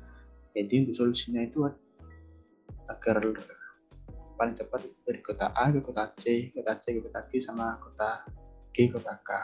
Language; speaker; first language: Indonesian; native; Indonesian